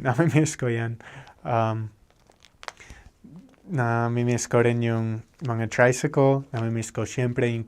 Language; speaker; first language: Filipino; non-native, fluent; English